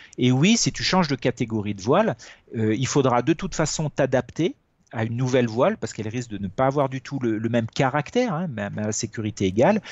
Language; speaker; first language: French; native; French